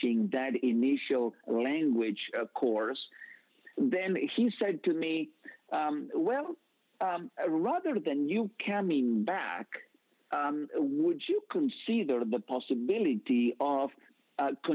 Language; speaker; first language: English; non-native, fluent; Spanish